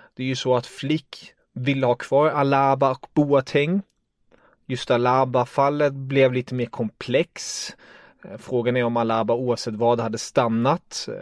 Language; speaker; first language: Swedish; non-native, fluent; German